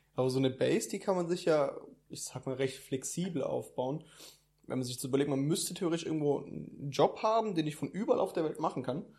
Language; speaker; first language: German; early bilingual, other home language; Italian